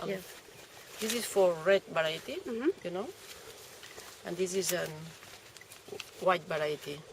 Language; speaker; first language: English; non-native, learner; Catalan